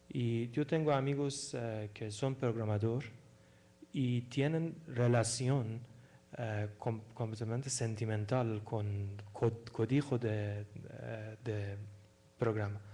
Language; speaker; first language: Spanish; non-native, fluent; Persian